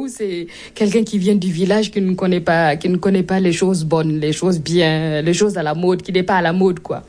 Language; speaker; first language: French; non-native, local second language; Mossi